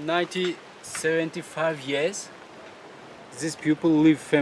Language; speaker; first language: English; non-native, learner; Tajik